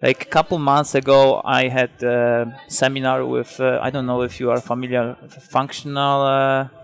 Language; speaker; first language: English; non-native, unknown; Polish